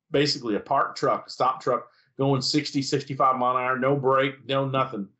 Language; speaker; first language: English; native; English